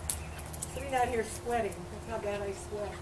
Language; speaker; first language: English; native; English